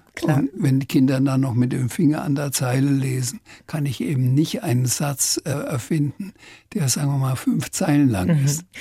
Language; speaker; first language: German; native; German